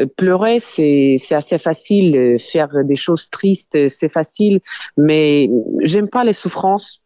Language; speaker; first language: French; non-native, fluent; Ukrainian